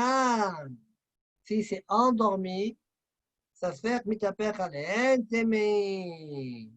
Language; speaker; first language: French; native; French